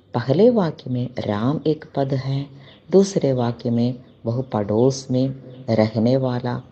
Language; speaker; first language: Hindi; non-native, local second language; Malayalam